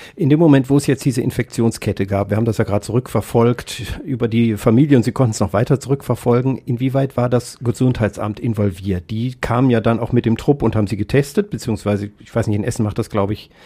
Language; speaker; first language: German; native; German